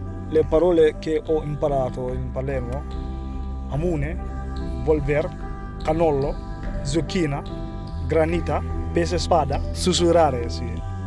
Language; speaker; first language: Italian; non-native, learner; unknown